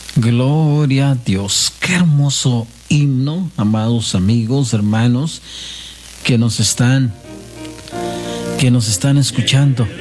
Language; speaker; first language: Spanish; native; Spanish